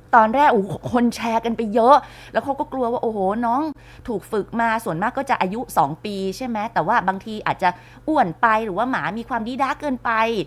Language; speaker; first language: Thai; native; Thai